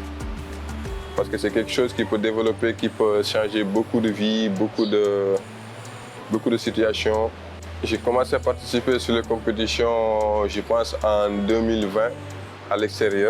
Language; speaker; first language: French; non-native, local second language; Wolof